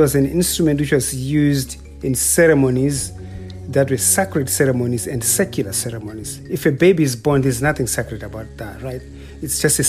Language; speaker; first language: English; non-native, local second language; Shona